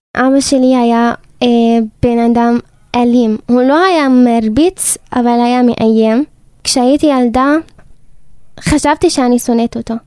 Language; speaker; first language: Hebrew; non-native, local second language; Arabic